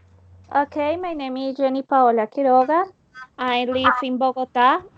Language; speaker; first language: English; non-native, learner; Spanish